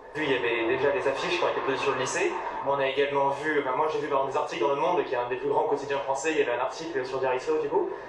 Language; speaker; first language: French; native; French